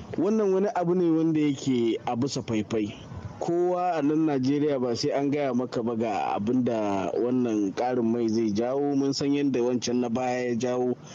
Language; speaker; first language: Hausa; native; Hausa